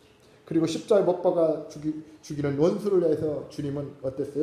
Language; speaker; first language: Korean; native; Korean